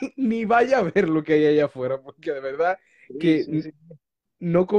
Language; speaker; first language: Spanish; native; Spanish